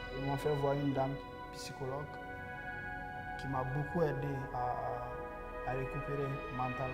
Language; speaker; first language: French; non-native, local second language; Bambara